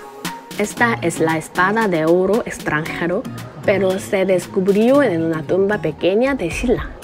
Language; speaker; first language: Spanish; non-native, learner; Korean